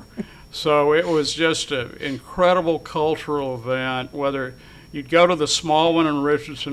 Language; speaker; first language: English; native; English